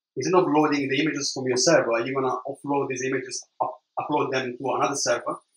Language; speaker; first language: English; non-native, fluent; Italian